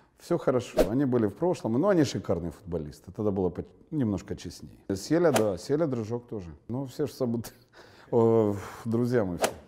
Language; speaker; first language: Russian; native; Russian